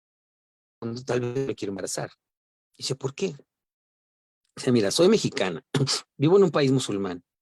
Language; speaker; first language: Spanish; native; Spanish